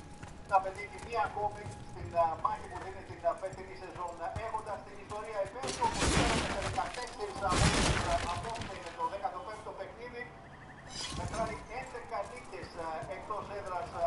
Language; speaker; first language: Greek; native; Greek